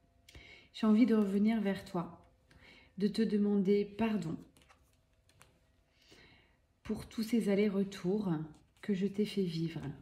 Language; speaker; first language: French; native; French